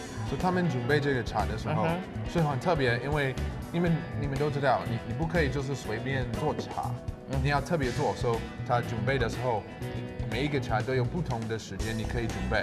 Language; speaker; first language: Chinese; non-native, fluent; English